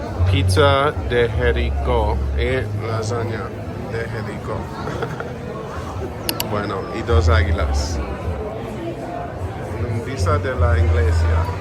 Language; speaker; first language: Spanish; non-native, learner; English